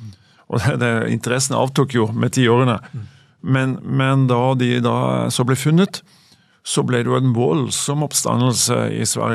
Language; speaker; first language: Norwegian; native; Norwegian